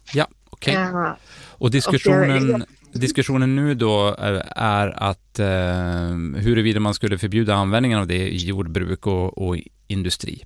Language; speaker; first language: Swedish; native; Swedish